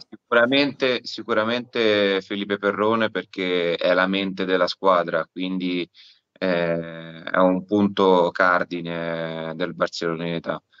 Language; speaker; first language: Italian; native; Italian